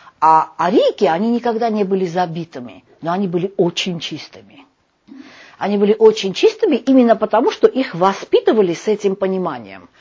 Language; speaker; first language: Russian; non-native, local second language; Armenian